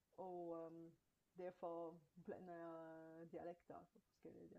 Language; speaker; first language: Danish; non-native, fluent; Bulgarian